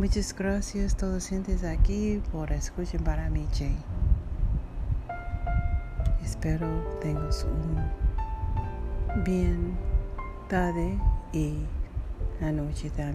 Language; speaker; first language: Spanish; non-native, learner; English